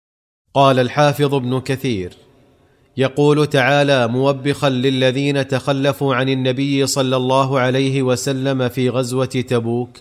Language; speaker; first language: Arabic; native; Arabic